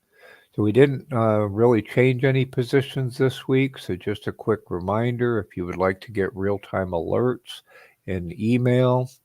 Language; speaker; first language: English; native; English